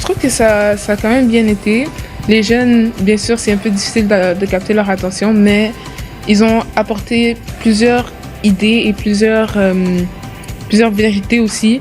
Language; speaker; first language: French; native; French